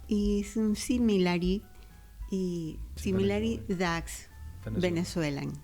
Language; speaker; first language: English; non-native, learner; Spanish